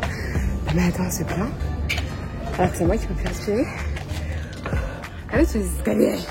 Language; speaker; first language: French; native; French